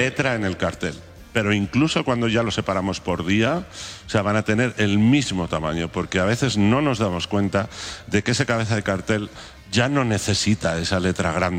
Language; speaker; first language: Spanish; native; Spanish